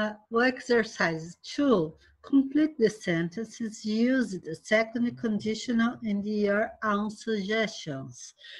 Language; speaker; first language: English; non-native, fluent; Portuguese